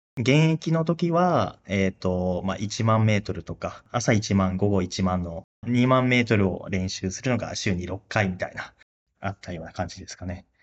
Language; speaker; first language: Japanese; native; Japanese